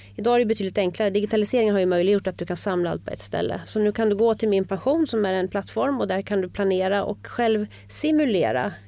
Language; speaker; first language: Swedish; native; Swedish